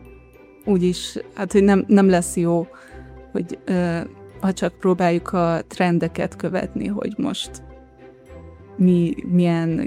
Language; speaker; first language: Hungarian; early bilingual, heritage; Hungarian